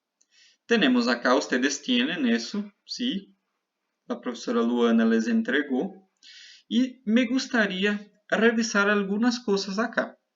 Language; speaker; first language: Spanish; non-native, fluent; Portuguese